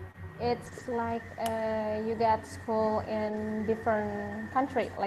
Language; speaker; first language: English; non-native, learner; Indonesian